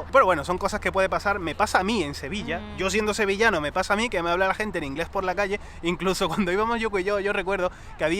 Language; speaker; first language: Spanish; native; Spanish